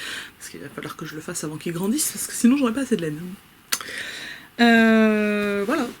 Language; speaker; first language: French; native; French